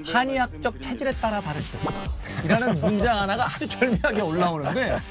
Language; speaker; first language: Korean; native; Korean